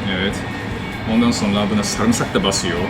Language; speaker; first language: Turkish; non-native, fluent; Japanese